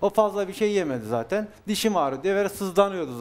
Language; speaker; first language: Turkish; native; Turkish